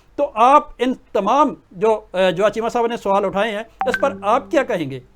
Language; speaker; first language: Urdu; native; Urdu